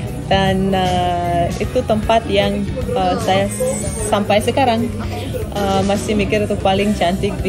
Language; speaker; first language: Indonesian; non-native, fluent; Russian